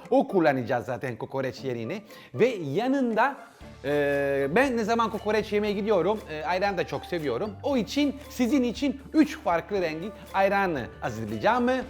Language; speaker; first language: Turkish; non-native, learner; Italian